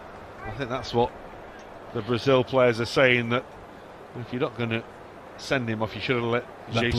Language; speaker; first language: English; native; English